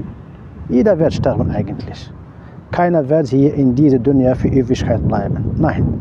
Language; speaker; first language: German; non-native, fluent; Arabic